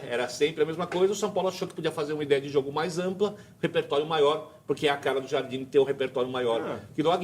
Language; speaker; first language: Portuguese; native; Portuguese